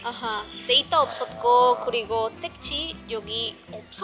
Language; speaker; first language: Korean; non-native, learner; Spanish